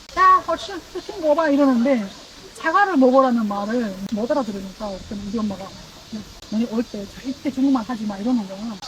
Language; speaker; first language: Korean; native; Korean